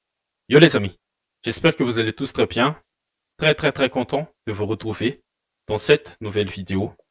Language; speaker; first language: French; non-native, local second language; Malagasy